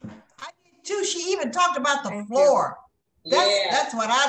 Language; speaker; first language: English; native; English